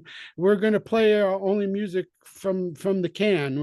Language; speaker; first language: English; native; English